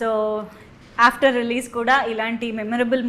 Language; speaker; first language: Telugu; native; Telugu